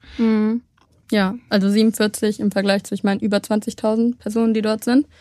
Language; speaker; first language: German; native; German